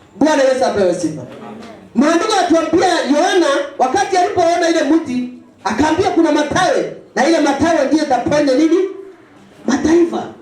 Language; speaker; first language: Swahili; non-native, local second language; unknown